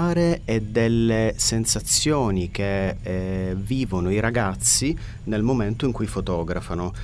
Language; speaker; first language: Italian; native; Italian